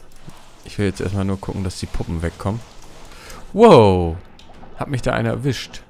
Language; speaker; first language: German; native; German